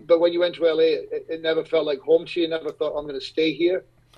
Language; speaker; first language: English; native; English